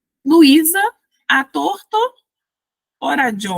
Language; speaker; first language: Italian; non-native, fluent; Portuguese